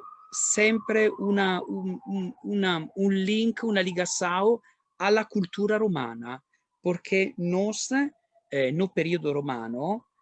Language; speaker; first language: Portuguese; non-native, learner; Italian